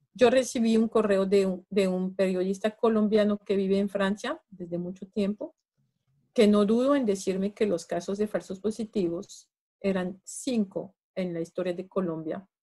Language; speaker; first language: Spanish; non-native, fluent; French